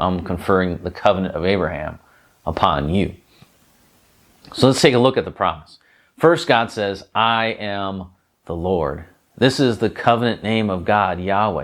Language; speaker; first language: English; native; English